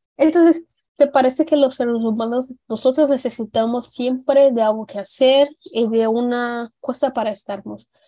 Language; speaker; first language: Spanish; non-native, fluent; Portuguese